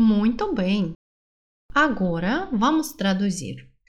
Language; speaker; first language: Portuguese; non-native, fluent; Russian